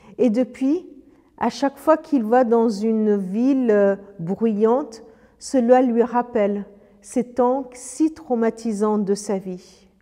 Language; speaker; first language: French; early bilingual, other home language; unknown